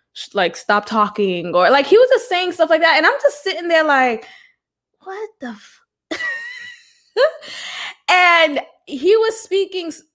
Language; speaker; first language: English; early bilingual, other home language; Haitian Creole